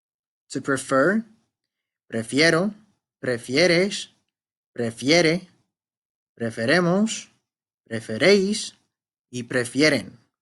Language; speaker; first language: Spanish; non-native, fluent; Arabic